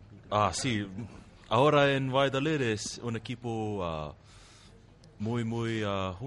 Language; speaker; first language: Spanish; non-native, learner; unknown